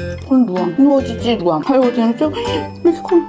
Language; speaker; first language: Chinese; non-native, learner; Korean